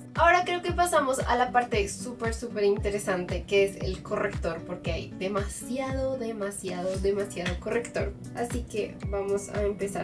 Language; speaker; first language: Spanish; native; Spanish